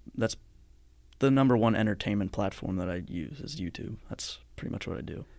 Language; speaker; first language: English; native; English